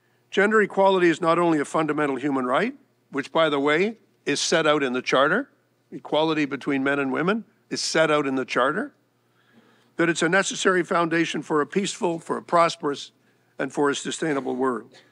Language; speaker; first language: English; native; English